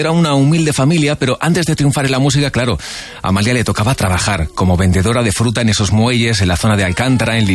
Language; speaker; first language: Spanish; native; Spanish